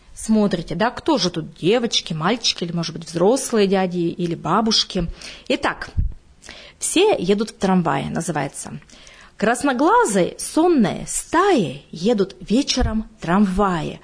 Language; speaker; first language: Russian; native; Russian